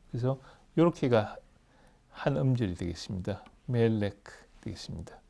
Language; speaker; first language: Korean; native; Korean